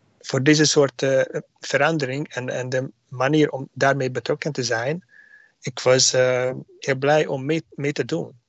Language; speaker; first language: Dutch; non-native, learner; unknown